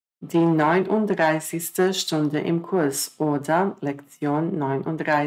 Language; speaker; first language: German; non-native, fluent; Croatian